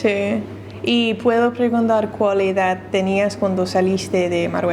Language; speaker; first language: Spanish; non-native, learner; English